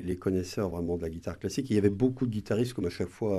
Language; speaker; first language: French; native; French